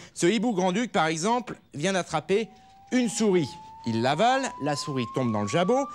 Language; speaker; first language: French; native; French